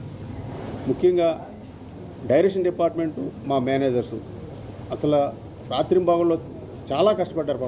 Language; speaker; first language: Telugu; native; Telugu